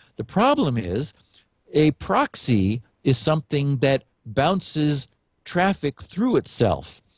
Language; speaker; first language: English; native; English